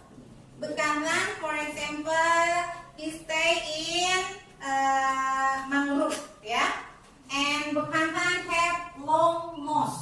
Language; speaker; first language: English; non-native, learner; Indonesian